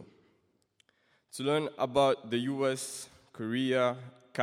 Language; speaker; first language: English; non-native, local second language; Kinyarwanda